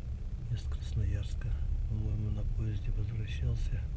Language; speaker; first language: Russian; native; Russian